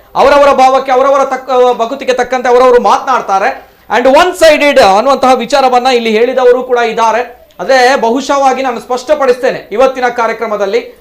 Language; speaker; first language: Kannada; non-native, local second language; Tulu